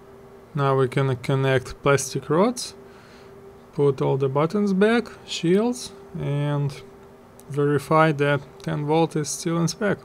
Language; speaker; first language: English; non-native, fluent; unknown